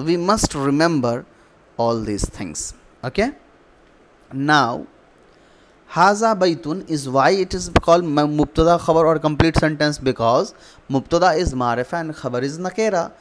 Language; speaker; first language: English; non-native, local second language; Urdu